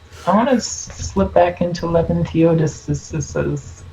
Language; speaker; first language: English; native; English